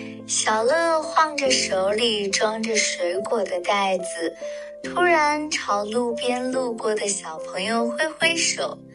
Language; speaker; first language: Chinese; native; Chinese